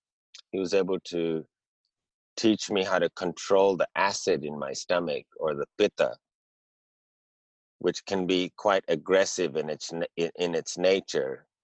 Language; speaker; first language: English; early bilingual, heritage; English